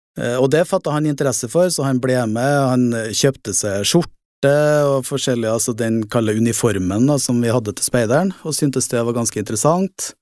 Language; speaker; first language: Norwegian; native; Norwegian